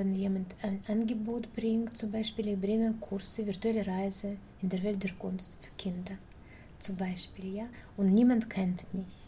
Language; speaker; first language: German; non-native, learner; Russian